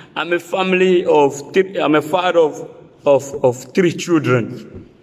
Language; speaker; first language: English; non-native, fluent; French